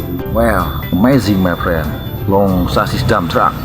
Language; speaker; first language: English; non-native, learner; Indonesian